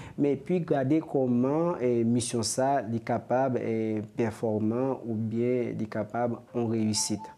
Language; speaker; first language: French; non-native, local second language; Haitian Creole